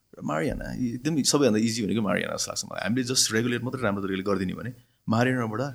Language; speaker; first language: Nepali; native; Nepali